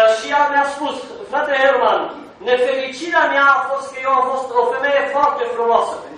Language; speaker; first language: Romanian; non-native, fluent; German